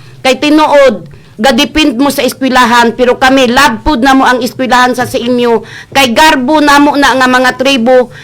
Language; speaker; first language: Cebuano; non-native, local second language; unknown